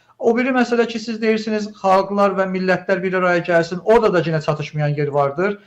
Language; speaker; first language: Azerbaijani; native; Azerbaijani